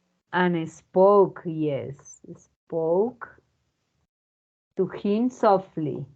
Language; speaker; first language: English; non-native, learner; Spanish